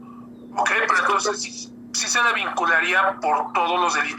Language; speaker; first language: Spanish; native; Spanish